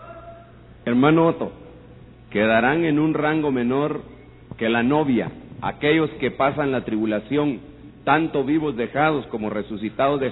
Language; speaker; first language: Spanish; native; Spanish